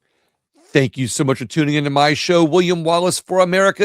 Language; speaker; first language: English; native; English